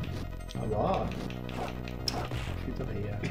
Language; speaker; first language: German; native; German